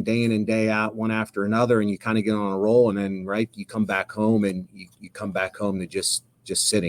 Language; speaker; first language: English; native; English